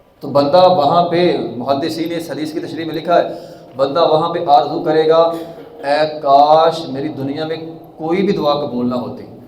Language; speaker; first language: Urdu; non-native, local second language; Punjabi